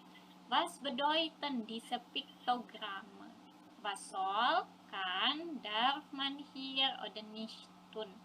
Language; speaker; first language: German; non-native, fluent; Indonesian